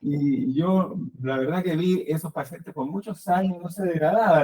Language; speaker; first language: Spanish; native; Spanish